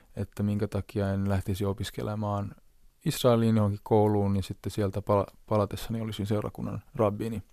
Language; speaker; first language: Finnish; non-native, local second language; Hebrew